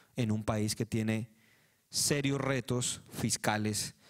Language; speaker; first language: Spanish; native; Spanish